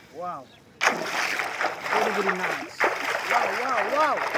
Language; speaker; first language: English; non-native, learner; Bangla